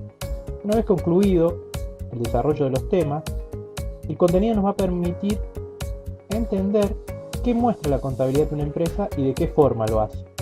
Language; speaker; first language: Spanish; native; Spanish